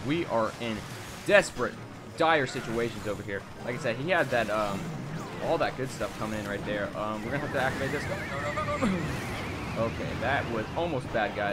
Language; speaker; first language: English; native; English